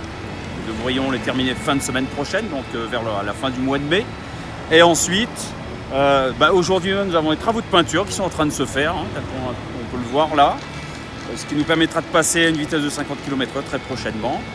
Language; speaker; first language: French; native; French